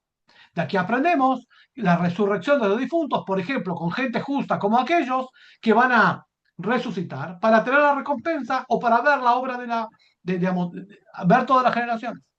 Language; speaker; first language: Spanish; native; Spanish